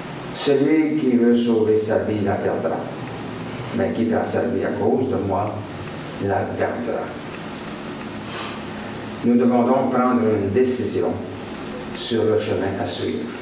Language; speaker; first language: French; native; French